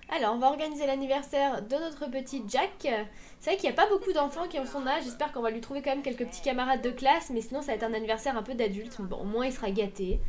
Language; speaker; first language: French; native; French